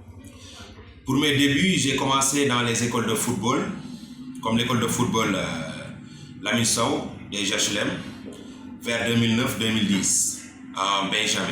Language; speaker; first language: French; non-native, local second language; Wolof